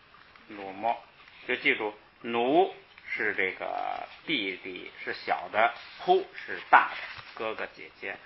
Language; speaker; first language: Chinese; native; Chinese